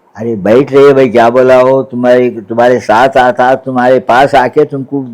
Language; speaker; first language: Hindi; non-native, local second language; Telugu